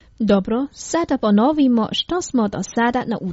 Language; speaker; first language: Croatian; non-native, fluent; Chinese